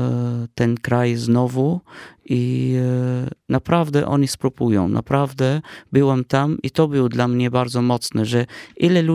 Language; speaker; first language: Polish; non-native, fluent; Arabic